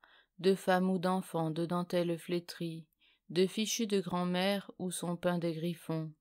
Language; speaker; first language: French; native; French